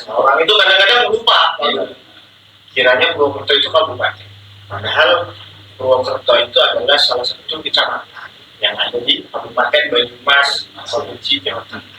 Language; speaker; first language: Indonesian; native; Indonesian